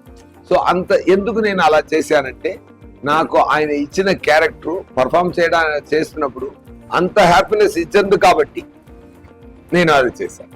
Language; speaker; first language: Telugu; non-native, fluent; Tamil